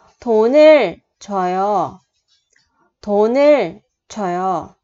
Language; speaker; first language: Korean; non-native, fluent; Vietnamese